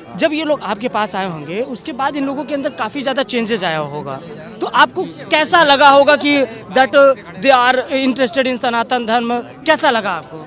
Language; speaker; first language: Hindi; native; Hindi